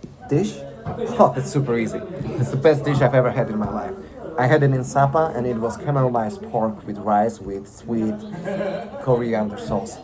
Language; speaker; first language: English; non-native, fluent; Slovak